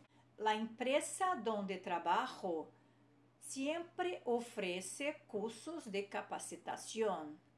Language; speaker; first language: Spanish; non-native, fluent; Portuguese